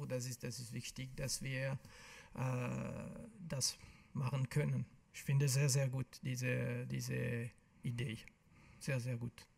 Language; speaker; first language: German; non-native, local second language; French